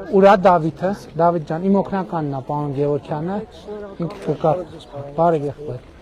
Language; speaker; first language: Armenian; native; Armenian